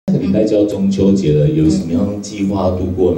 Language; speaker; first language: Chinese; native; Chinese